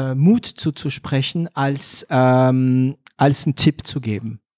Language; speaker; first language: German; non-native, fluent; French